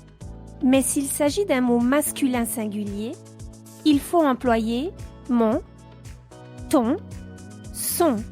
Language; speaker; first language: French; non-native, fluent; Spanish